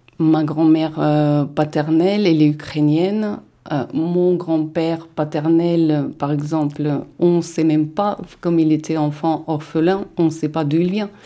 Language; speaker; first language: French; non-native, fluent; Russian